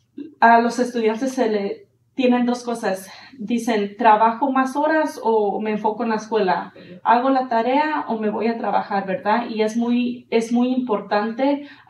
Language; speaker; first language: Spanish; early bilingual, heritage; Spanish